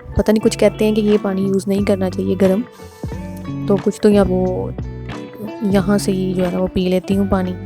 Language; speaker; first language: Urdu; native; Urdu